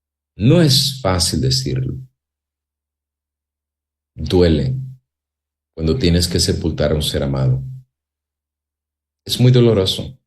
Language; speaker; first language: Spanish; native; Spanish